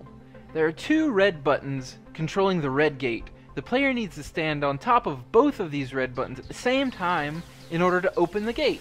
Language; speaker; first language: English; native; English